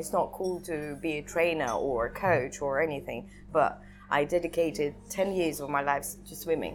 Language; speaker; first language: English; non-native, fluent; Russian